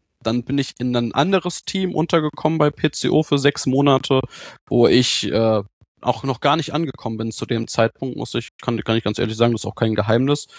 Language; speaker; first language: German; native; German